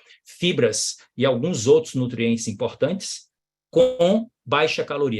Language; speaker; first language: Portuguese; native; Portuguese